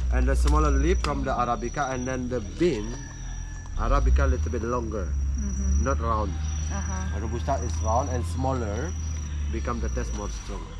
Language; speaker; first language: English; non-native, learner; Indonesian